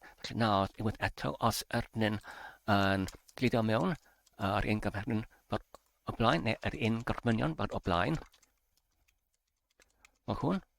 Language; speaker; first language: Welsh; non-native, learner; English